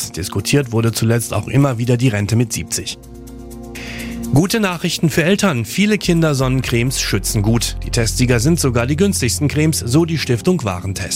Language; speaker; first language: German; native; German